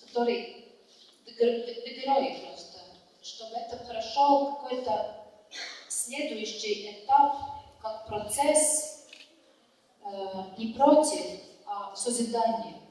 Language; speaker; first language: Russian; non-native, fluent; Latvian